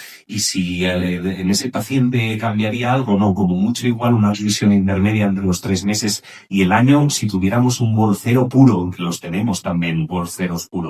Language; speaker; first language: Spanish; native; Spanish